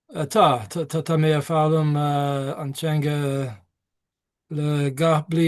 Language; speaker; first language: Irish; non-native, learner; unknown